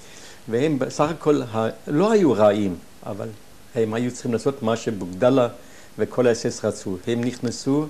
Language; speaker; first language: Hebrew; non-native, fluent; German